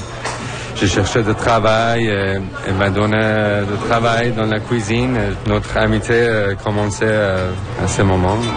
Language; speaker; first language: French; non-native, learner; Persian